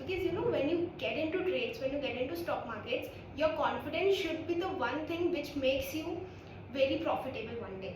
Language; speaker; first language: English; non-native, local second language; Hindi